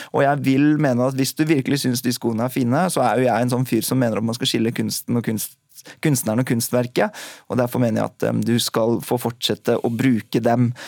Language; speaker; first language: Norwegian; early bilingual, other home language; Urdu